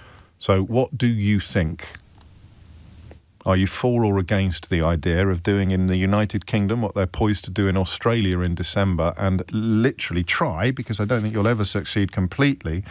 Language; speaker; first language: English; native; English